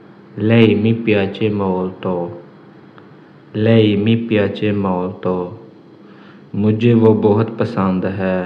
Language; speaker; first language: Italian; non-native, learner; Urdu